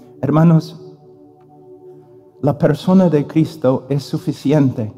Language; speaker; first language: Spanish; non-native, fluent; English